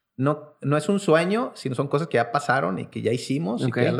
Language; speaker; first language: Spanish; native; Spanish